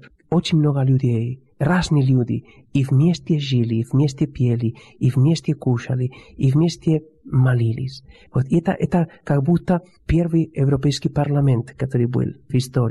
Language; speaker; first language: Russian; non-native, fluent; Spanish